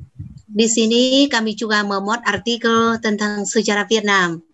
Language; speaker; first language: Indonesian; non-native, fluent; Vietnamese